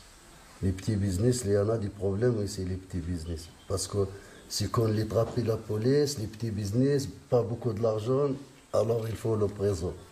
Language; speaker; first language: French; non-native, learner; Arabic